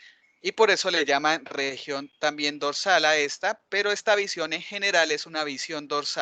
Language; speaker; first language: Spanish; native; Spanish